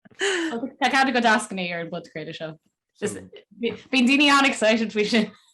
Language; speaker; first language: Irish; native; Irish